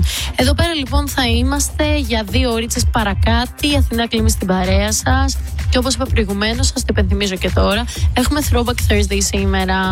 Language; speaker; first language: Greek; native; Greek